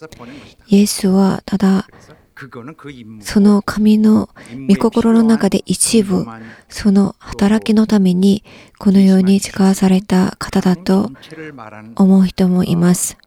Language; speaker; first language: Japanese; non-native, learner; Korean